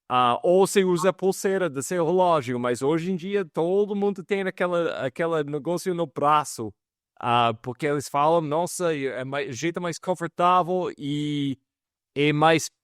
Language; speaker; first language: Portuguese; non-native, fluent; English